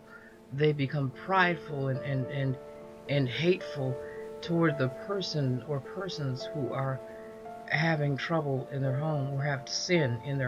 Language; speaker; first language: English; native; English